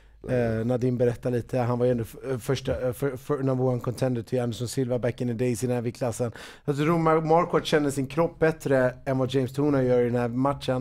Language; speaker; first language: Swedish; native; Swedish